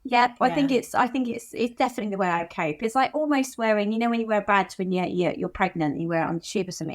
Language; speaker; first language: English; native; English